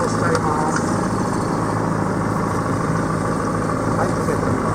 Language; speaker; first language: Japanese; native; Japanese